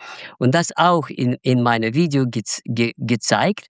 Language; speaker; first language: German; non-native, fluent; Russian